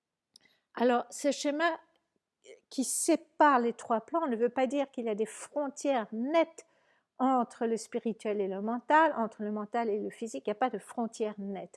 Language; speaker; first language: French; native; French